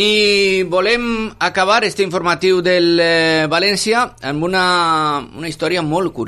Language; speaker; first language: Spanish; non-native, local second language; Catalan